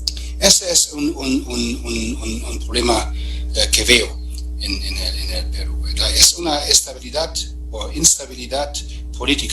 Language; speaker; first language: Spanish; non-native, fluent; German